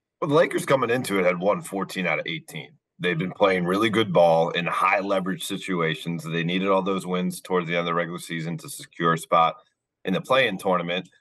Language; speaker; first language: English; native; English